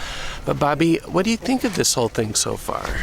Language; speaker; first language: English; native; English